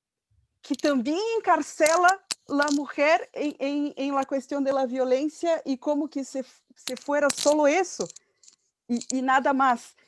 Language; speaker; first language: Spanish; non-native, fluent; Portuguese